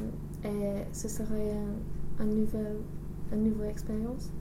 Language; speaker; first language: French; non-native, learner; English